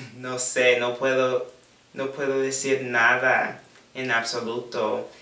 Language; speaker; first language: Spanish; non-native, learner; English